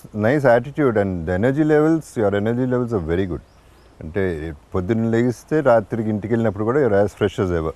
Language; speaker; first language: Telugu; native; Telugu